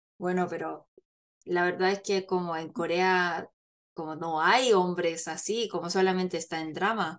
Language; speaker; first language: Spanish; non-native, fluent; Korean